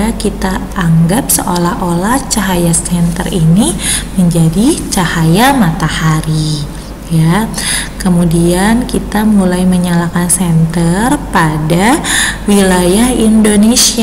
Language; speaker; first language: Indonesian; native; Indonesian